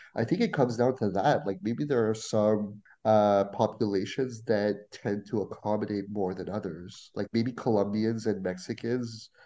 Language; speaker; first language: English; non-native, fluent; French